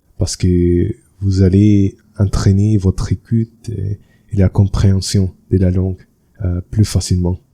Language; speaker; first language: French; non-native, learner; Spanish